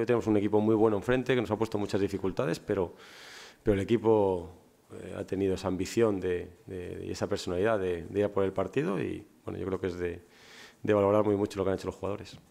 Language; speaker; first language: Spanish; native; Spanish